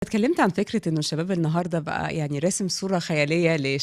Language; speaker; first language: Arabic; native; Arabic